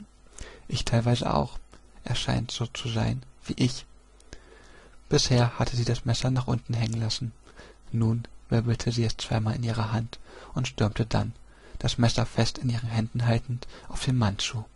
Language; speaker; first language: German; native; German